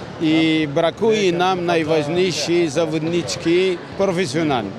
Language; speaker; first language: Polish; non-native, learner; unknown